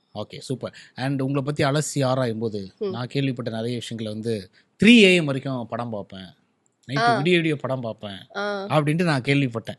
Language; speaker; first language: Tamil; native; Tamil